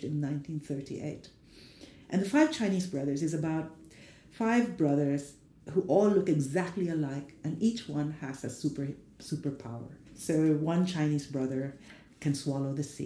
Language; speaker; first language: English; non-native, local second language; Filipino